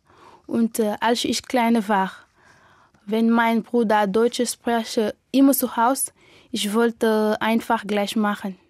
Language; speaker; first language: German; non-native, learner; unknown